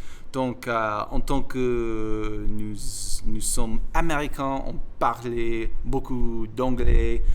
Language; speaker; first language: French; non-native, fluent; English